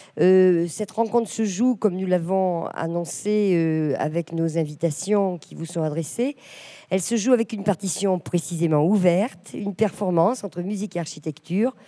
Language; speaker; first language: French; native; French